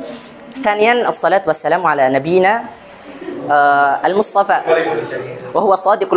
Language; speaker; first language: Arabic; non-native, learner; Indonesian